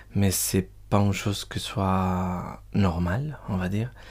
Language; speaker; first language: French; non-native, fluent; Spanish